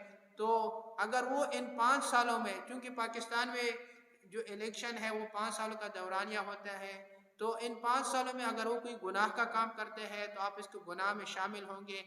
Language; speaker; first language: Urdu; non-native, local second language; Pashto